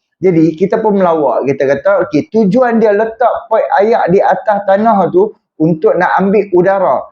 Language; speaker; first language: Malay; native; Malay